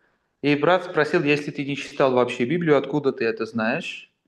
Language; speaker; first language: Russian; non-native, local second language; Armenian